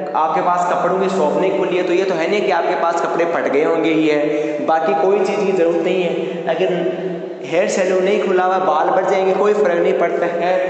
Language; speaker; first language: Hindi; native; Hindi